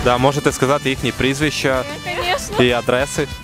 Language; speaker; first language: Ukrainian; native; Ukrainian